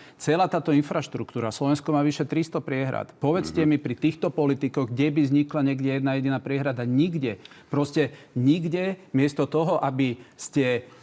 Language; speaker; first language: Slovak; native; Slovak